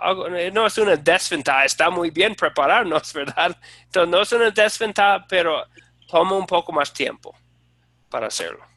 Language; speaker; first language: Spanish; non-native, fluent; English